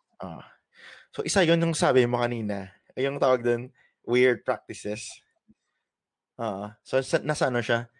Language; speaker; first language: Filipino; native; Filipino